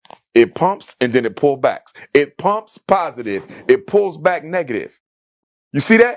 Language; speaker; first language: English; native; English